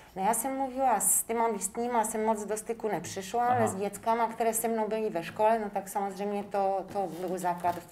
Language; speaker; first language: Czech; non-native, fluent; Polish